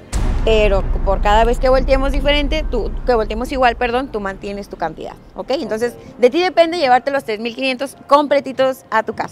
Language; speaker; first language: Spanish; native; Spanish